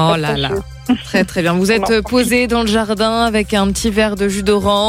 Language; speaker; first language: French; native; French